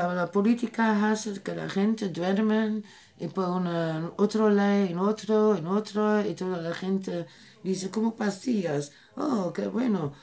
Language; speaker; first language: Spanish; non-native, learner; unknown